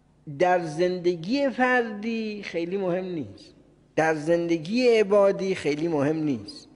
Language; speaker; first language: Persian; native; Persian